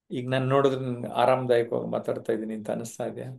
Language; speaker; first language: Kannada; native; Kannada